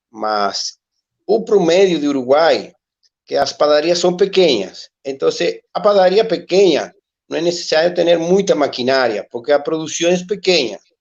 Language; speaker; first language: Portuguese; non-native, learner; Spanish